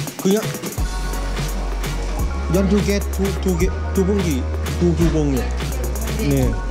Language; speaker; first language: Korean; non-native, learner; Thai